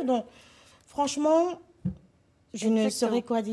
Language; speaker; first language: French; native; French